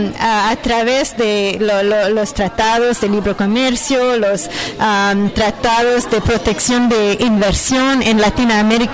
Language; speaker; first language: Spanish; non-native, fluent; French